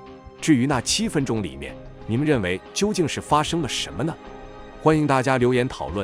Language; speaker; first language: Chinese; native; Chinese